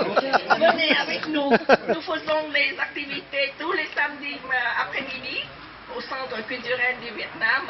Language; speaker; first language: French; non-native, fluent; Vietnamese